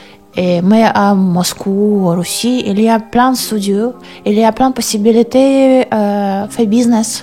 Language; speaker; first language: French; non-native, learner; Russian